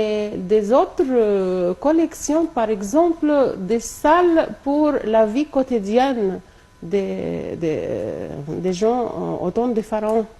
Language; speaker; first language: French; non-native, local second language; Arabic